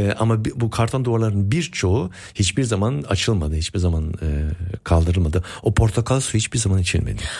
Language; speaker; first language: Turkish; early bilingual, heritage; Turkish